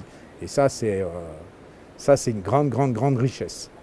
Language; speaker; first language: French; native; French